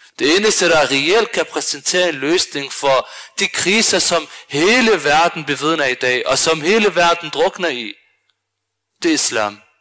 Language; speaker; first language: Danish; early bilingual, other home language; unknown